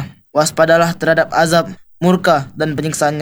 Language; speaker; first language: Indonesian; native; Indonesian